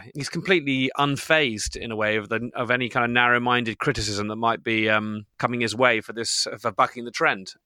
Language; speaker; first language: English; native; English